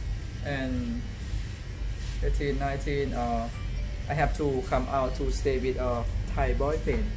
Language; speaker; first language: English; non-native, learner; Thai